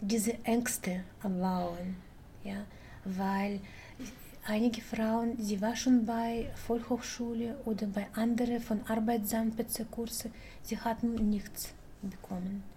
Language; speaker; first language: German; non-native, fluent; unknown